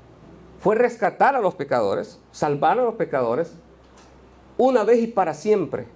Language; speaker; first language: Spanish; native; Spanish